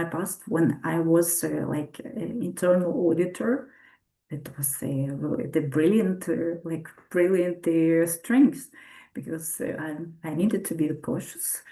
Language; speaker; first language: English; non-native, fluent; Ukrainian